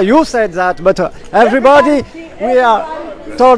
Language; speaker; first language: English; non-native, learner; French